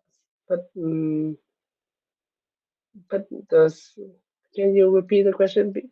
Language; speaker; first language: English; non-native, learner; Vietnamese